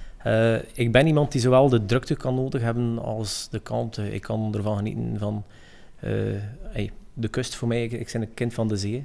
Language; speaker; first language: Dutch; native; Dutch